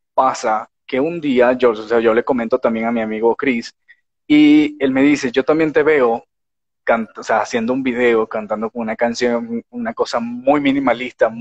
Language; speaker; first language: Spanish; native; Spanish